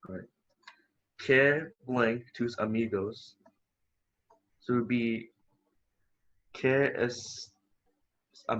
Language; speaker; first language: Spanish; non-native, learner; English